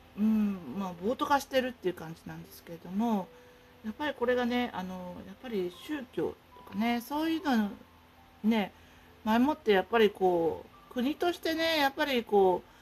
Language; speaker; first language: Japanese; native; Japanese